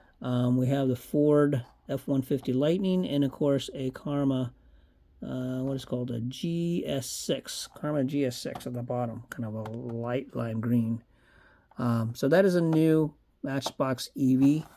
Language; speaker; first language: English; native; English